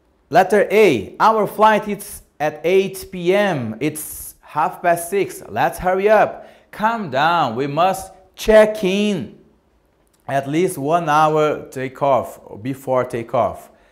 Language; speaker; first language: English; non-native, fluent; Portuguese